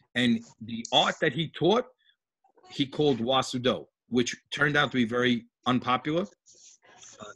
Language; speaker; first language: English; native; English